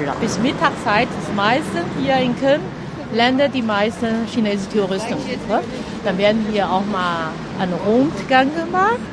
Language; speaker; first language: German; non-native, learner; Chinese